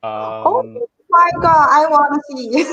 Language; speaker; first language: English; non-native, learner; Chinese